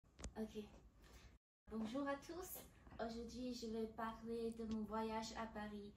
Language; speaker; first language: French; non-native, learner; Chinese